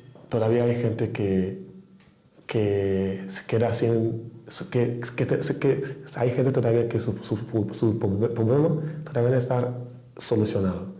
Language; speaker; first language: Spanish; non-native, learner; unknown